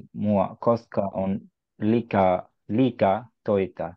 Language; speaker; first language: Finnish; non-native, learner; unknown